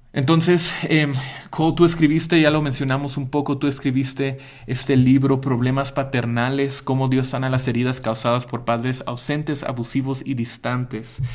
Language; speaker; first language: Spanish; early bilingual, heritage; Spanish